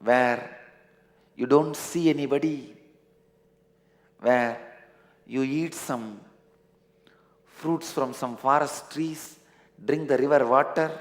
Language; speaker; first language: English; non-native, local second language; Tamil